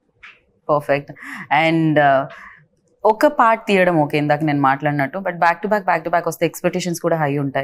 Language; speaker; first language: Telugu; native; Telugu